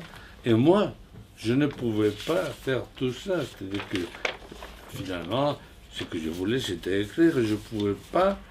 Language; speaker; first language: French; non-native, fluent; Spanish